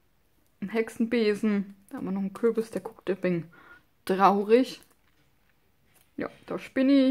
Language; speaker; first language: German; non-native, fluent; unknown